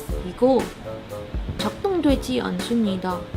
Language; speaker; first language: Korean; non-native, learner; Filipino